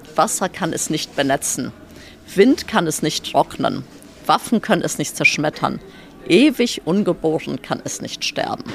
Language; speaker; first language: German; early bilingual, other home language; Polish